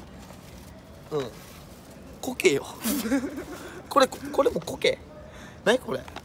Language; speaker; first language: Japanese; native; Japanese